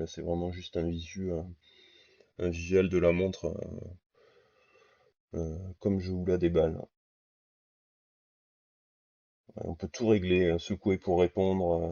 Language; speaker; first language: French; native; French